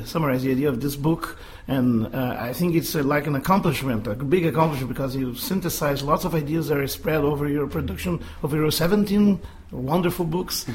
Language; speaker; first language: English; non-native, fluent; Portuguese